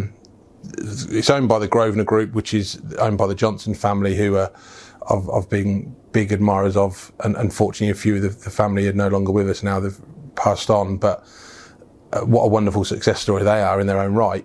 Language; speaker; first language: English; native; English